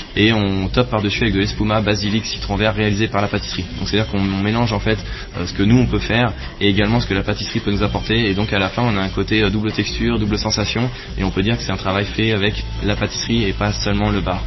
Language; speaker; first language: French; native; French